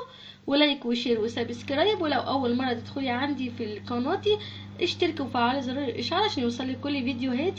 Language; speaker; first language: Arabic; native; Arabic